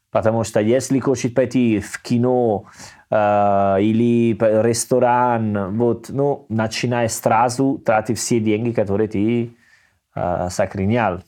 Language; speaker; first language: Russian; non-native, learner; Italian